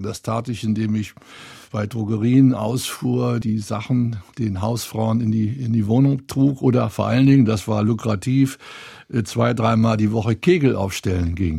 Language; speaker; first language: German; native; German